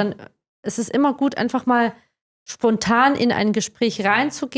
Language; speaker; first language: German; native; German